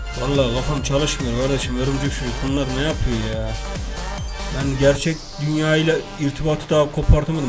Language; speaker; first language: Turkish; native; Turkish